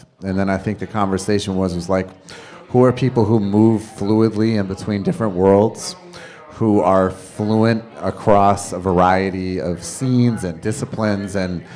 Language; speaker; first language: English; native; English